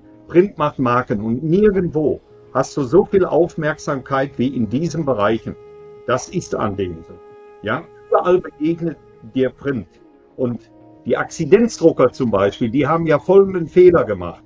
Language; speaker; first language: German; native; German